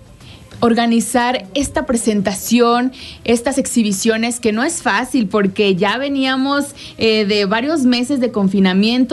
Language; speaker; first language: Spanish; native; Spanish